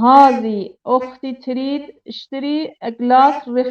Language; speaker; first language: Arabic; non-native, learner; Persian